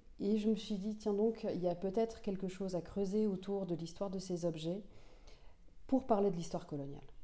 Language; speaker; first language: French; non-native, local second language; Finnish